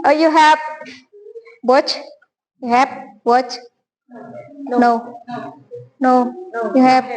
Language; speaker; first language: English; non-native, learner; Indonesian